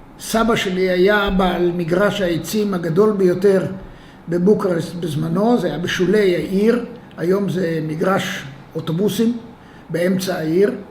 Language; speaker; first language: Hebrew; native; Hebrew